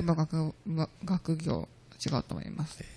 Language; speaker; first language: Japanese; non-native, learner; Korean